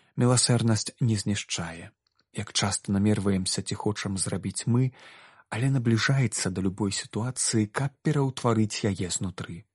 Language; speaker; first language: Belarusian; native; Belarusian